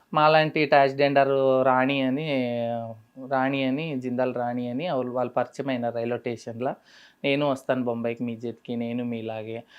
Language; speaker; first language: Telugu; native; Telugu